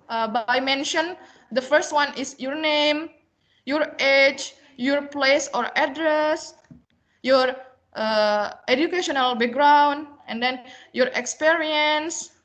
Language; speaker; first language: English; non-native, learner; Indonesian